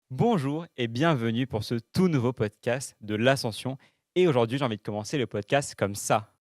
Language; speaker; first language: French; native; French